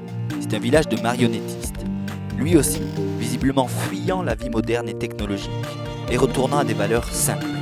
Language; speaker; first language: French; native; French